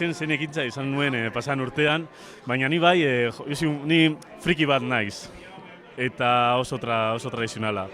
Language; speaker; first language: Basque; non-native, local second language; Spanish